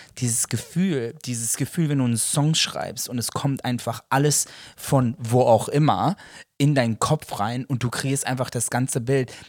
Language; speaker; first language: German; early bilingual, other home language; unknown